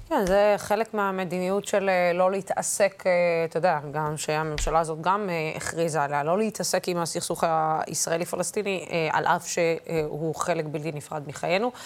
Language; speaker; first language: Hebrew; non-native, local second language; Arabic